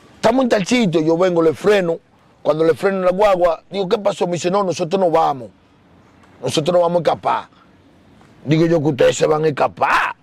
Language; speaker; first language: Spanish; native; Spanish